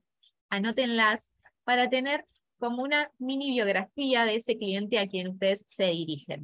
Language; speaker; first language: Spanish; native; Spanish